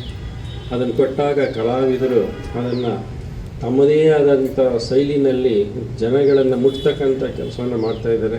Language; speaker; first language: Kannada; native; Kannada